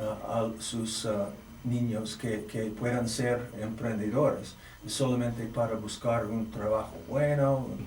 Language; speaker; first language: Spanish; non-native, fluent; English